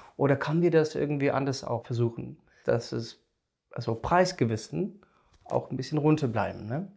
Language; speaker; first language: German; non-native, fluent; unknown